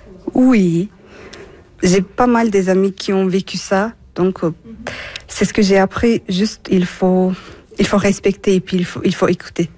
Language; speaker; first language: French; non-native, fluent; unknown